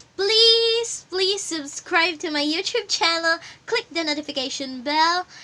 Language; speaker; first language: English; non-native, local second language; Filipino